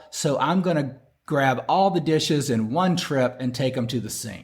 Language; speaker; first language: English; native; English